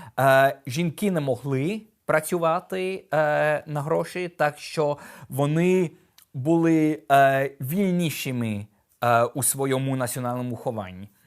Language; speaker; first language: Ukrainian; non-native, fluent; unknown